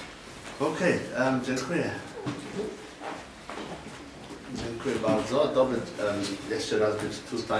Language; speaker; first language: Polish; non-native, learner; English